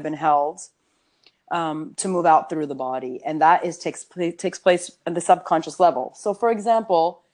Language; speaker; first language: English; early bilingual, other home language; Urdu